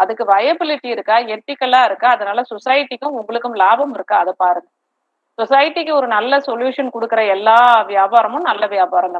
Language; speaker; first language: Tamil; native; Tamil